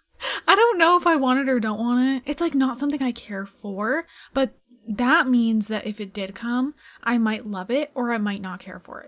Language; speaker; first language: English; native; English